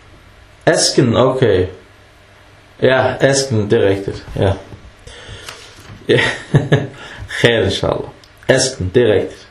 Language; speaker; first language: Danish; early bilingual, other home language; Arabic